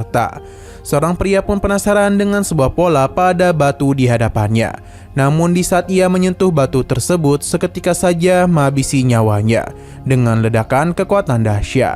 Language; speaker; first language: Indonesian; native; Indonesian